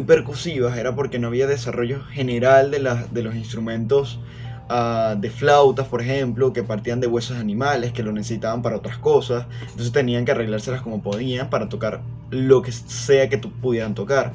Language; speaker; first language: Spanish; native; Spanish